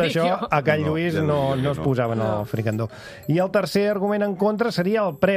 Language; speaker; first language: Catalan; native; Catalan